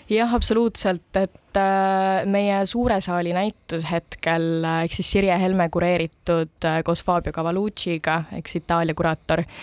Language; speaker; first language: Estonian; native; Estonian